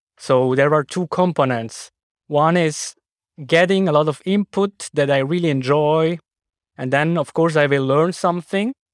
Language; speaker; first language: English; non-native, fluent; Swiss German